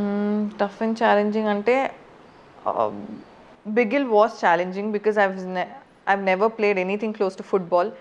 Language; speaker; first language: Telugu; non-native, fluent; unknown